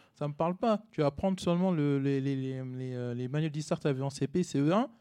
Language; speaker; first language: French; native; French